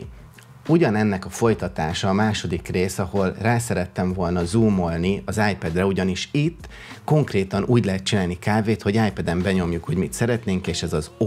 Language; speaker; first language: Hungarian; native; Hungarian